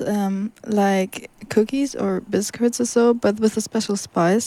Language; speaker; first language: English; non-native, fluent; German